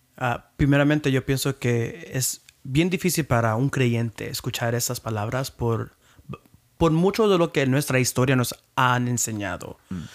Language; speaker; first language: Spanish; early bilingual, heritage; Spanish